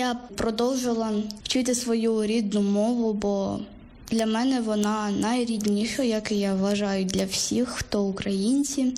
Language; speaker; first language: Ukrainian; early bilingual, heritage; Ukrainian